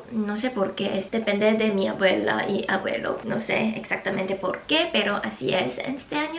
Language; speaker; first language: Spanish; non-native, local second language; Korean